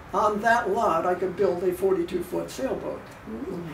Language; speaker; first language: English; native; English